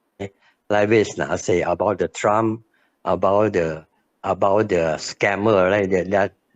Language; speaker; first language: English; non-native, learner; Thai